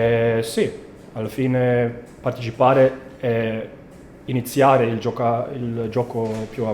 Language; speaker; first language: Italian; non-native, fluent; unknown